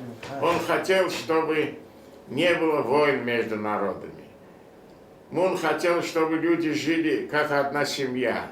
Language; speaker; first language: Russian; non-native, fluent; Korean